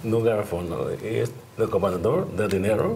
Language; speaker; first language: Spanish; non-native, learner; English